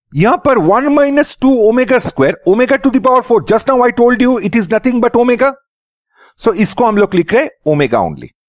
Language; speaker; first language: Hindi; native; Hindi